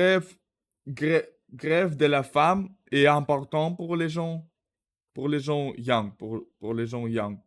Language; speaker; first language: French; non-native, learner; Russian